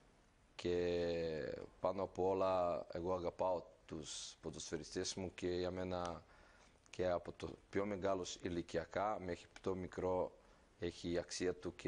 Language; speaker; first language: Greek; non-native, fluent; Serbian